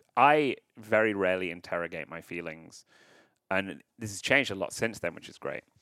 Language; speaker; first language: English; native; English